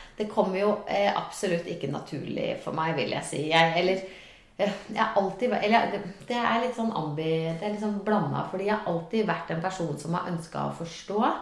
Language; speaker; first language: Norwegian; native; Norwegian